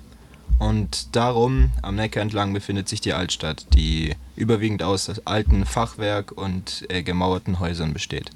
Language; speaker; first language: German; native; German